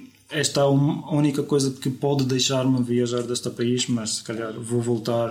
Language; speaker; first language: Portuguese; non-native, fluent; Arabic